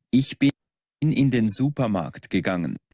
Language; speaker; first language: German; non-native, learner; Spanish